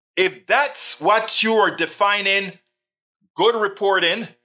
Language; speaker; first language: English; non-native, fluent; Spanish